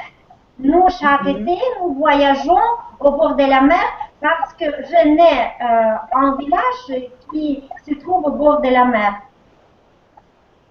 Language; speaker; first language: French; non-native, learner; Russian